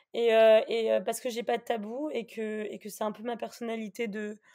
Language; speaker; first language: French; native; French